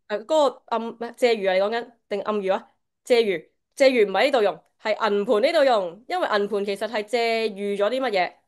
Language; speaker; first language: Cantonese; native; Cantonese